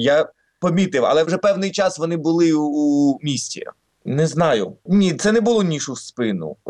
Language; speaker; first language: Ukrainian; non-native, local second language; Russian